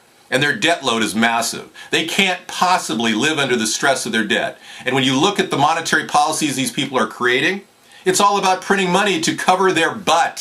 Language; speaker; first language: English; native; English